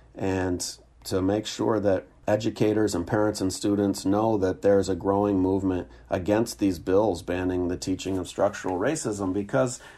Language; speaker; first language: English; native; English